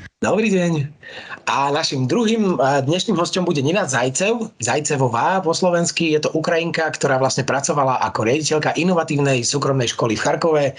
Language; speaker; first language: Slovak; native; Slovak